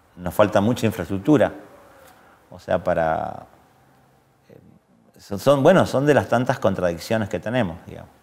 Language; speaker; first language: Spanish; native; Spanish